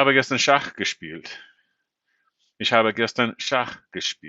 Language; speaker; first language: German; non-native, fluent; English